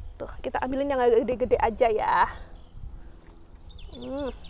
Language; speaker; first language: Indonesian; native; Indonesian